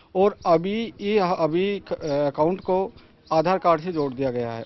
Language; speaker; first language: Hindi; native; Hindi